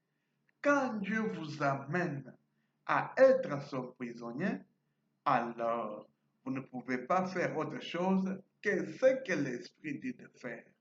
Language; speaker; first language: French; non-native, fluent; Portuguese